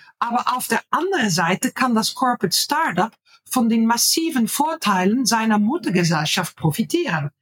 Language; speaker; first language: German; non-native, fluent; Dutch